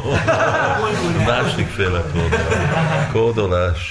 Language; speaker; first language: Hungarian; early bilingual, heritage; Hungarian